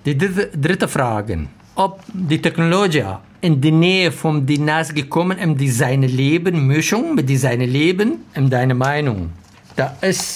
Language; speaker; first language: German; non-native, learner; Arabic